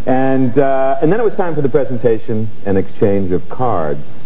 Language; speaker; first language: English; native; English